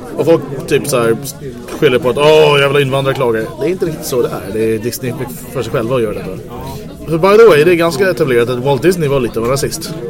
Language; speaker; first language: Swedish; non-native, fluent; English